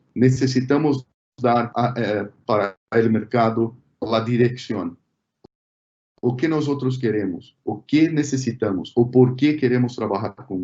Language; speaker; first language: Spanish; non-native, fluent; Portuguese